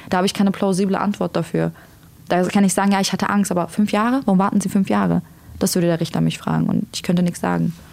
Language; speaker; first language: German; early bilingual, other home language; Turkish